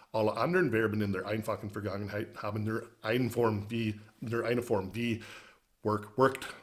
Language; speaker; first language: German; non-native, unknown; English